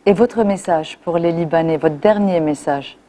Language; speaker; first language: French; non-native, local second language; Arabic